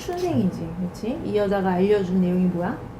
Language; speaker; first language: Korean; native; Korean